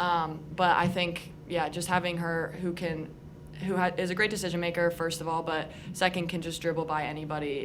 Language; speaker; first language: English; native; English